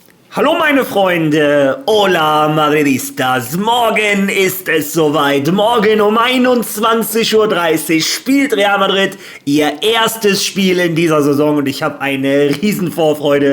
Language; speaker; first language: German; native; German